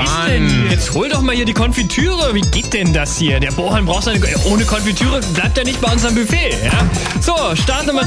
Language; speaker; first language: German; native; German